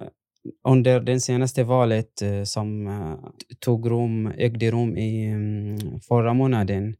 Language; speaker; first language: Swedish; non-native, fluent; Arabic